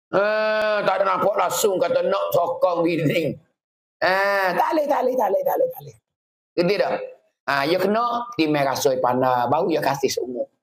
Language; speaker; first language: Malay; native; Malay